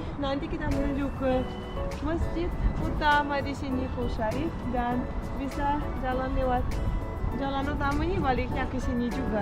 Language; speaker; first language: Indonesian; non-native, fluent; Russian